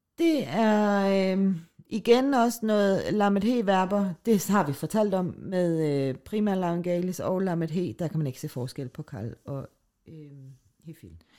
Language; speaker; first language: Danish; native; Danish